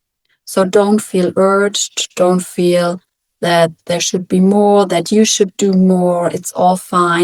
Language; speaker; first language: English; non-native, fluent; German